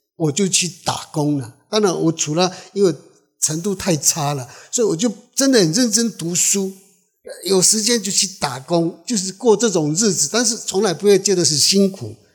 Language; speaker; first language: Chinese; non-native, local second language; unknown